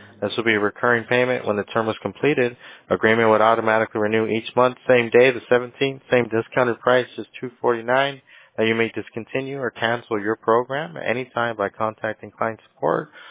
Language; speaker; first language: English; early bilingual, other home language; Spanish